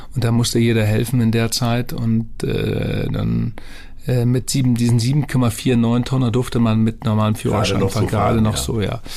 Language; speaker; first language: German; native; German